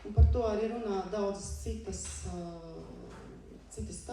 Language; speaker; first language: Latvian; non-native, local second language; Russian